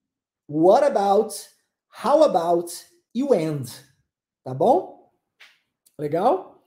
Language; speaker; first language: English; non-native, fluent; Portuguese